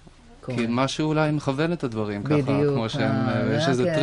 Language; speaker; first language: Hebrew; native; Hebrew